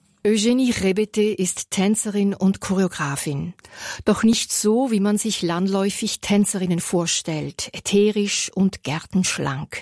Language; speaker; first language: German; native; German